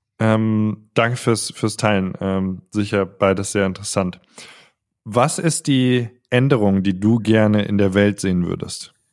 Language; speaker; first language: German; native; German